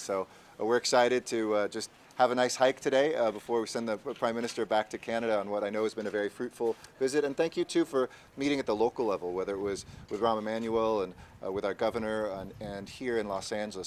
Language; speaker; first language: English; native; English